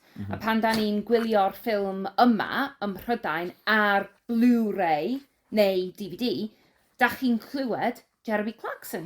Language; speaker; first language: Welsh; non-native, learner; English